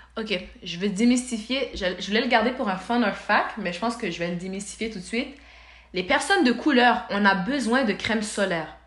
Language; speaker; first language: French; native; French